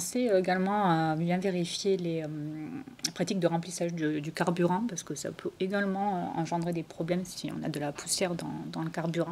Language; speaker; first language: French; native; French